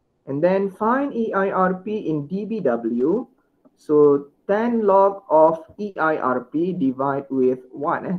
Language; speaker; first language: English; non-native, local second language; Malay